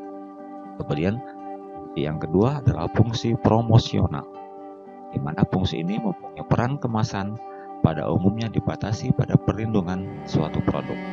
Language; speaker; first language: Indonesian; native; Indonesian